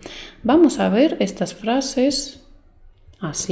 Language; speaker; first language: Spanish; non-native, fluent; Russian